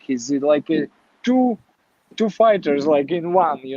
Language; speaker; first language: English; non-native, learner; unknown